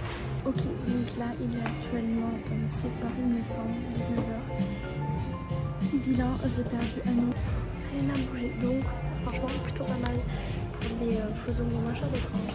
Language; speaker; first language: French; native; French